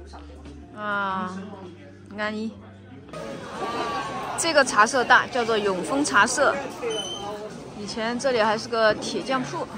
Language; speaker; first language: Chinese; native; Chinese